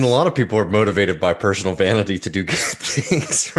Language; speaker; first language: English; native; English